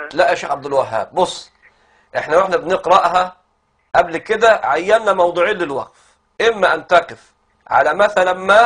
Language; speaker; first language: Arabic; native; Arabic